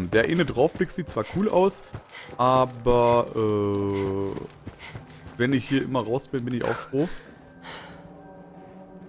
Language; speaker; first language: German; native; German